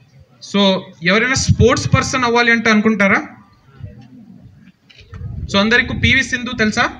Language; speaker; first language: Telugu; non-native, learner; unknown